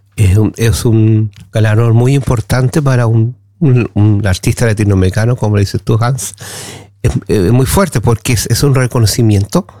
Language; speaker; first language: Spanish; native; Spanish